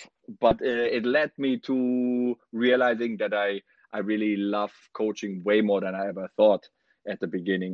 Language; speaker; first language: English; non-native, fluent; German